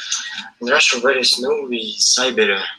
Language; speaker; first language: English; non-native, fluent; Russian